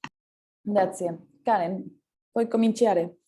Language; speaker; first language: Italian; non-native, fluent; Spanish